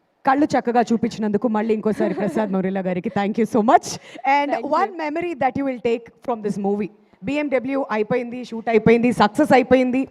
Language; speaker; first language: Telugu; native; Telugu